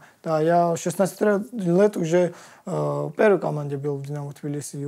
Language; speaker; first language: Russian; non-native, learner; Georgian